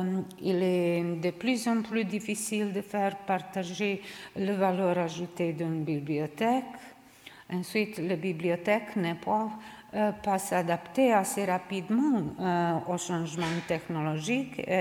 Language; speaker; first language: French; non-native, learner; Serbian